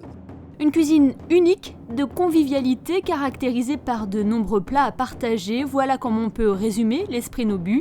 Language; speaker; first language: French; native; French